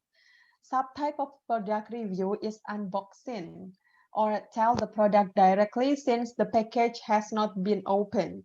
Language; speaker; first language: English; non-native, fluent; Indonesian